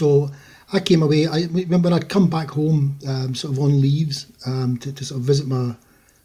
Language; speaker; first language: English; native; English